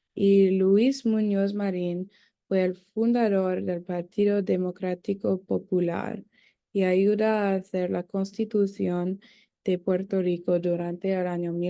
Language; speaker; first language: Spanish; non-native, learner; English